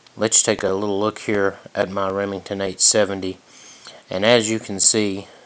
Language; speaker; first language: English; native; English